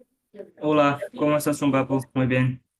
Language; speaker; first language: Spanish; non-native, fluent; Bangla